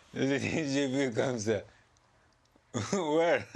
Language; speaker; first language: French; non-native, learner; Arabic